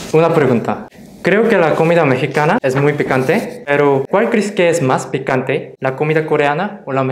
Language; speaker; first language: Spanish; non-native, fluent; Korean